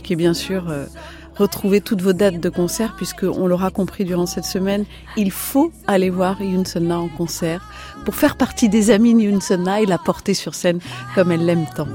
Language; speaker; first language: French; native; French